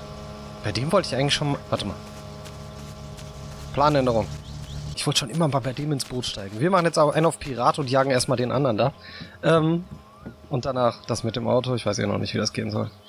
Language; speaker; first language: German; native; German